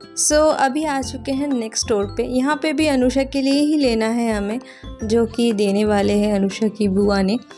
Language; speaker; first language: Hindi; native; Hindi